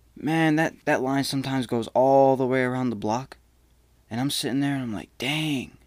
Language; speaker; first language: English; native; English